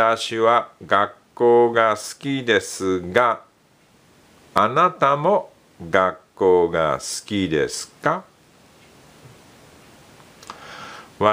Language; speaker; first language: Japanese; non-native, fluent; English